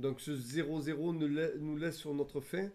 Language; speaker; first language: French; native; French